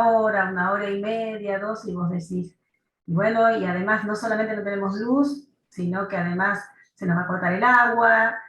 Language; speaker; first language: Spanish; native; Spanish